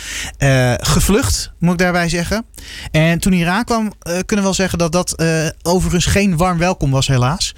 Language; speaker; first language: Dutch; native; Dutch